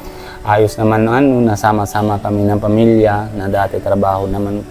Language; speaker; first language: Filipino; non-native, learner; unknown